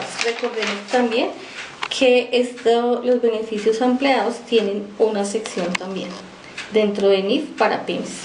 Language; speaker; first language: Spanish; native; Spanish